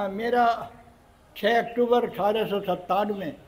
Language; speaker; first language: Hindi; native; Hindi